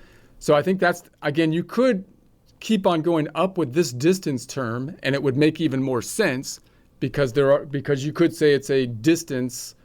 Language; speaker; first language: English; native; English